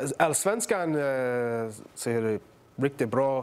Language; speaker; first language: Swedish; non-native, learner; English